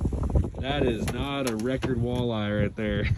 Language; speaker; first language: English; native; English